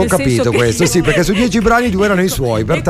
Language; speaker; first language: Italian; native; Italian